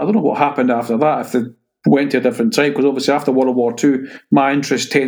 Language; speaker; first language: English; native; English